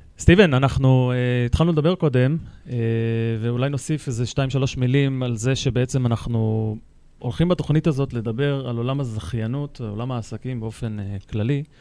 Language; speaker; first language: Hebrew; native; Hebrew